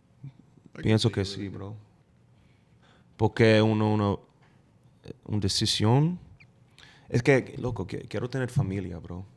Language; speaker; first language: Spanish; non-native, fluent; English